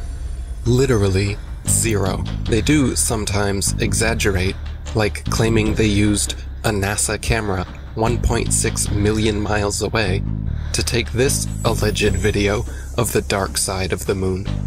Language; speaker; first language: English; native; English